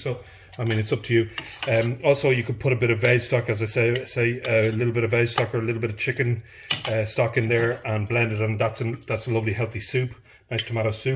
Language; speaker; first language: English; native; English